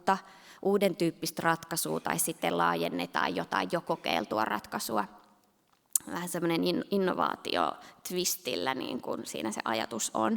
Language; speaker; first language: Finnish; native; Finnish